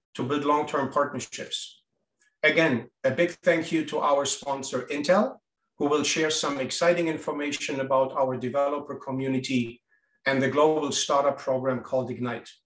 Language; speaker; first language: English; non-native, fluent; German